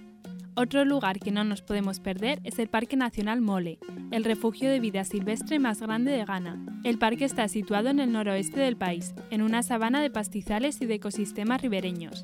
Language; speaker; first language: Spanish; native; Spanish